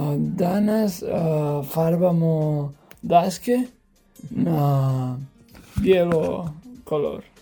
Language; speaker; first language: Croatian; non-native, learner; Catalan